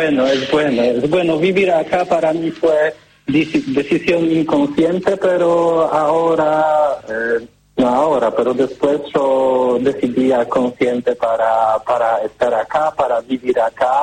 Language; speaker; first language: Spanish; non-native, learner; Polish